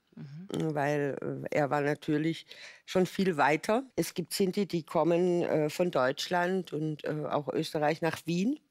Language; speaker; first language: German; native; German